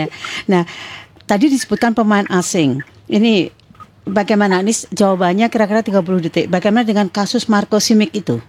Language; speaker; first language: Indonesian; native; Indonesian